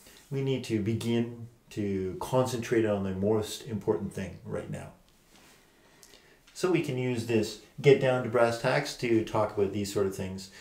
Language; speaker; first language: English; native; English